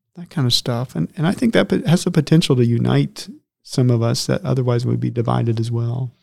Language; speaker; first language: English; native; English